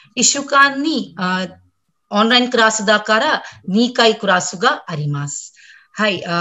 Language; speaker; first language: Japanese; non-native, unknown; Hindi